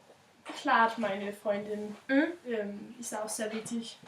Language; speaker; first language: German; non-native, learner; Danish